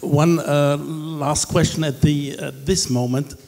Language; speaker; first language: English; non-native, fluent; German